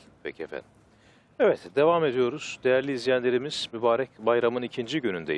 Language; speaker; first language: Turkish; native; Turkish